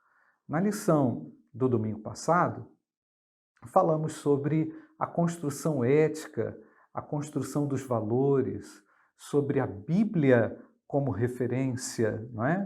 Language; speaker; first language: Portuguese; native; Portuguese